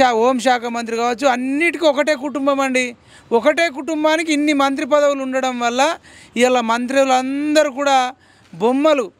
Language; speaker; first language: Telugu; native; Telugu